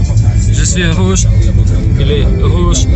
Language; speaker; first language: French; non-native, learner; Russian